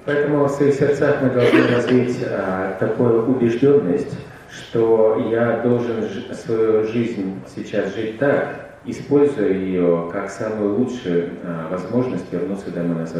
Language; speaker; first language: Russian; native; Russian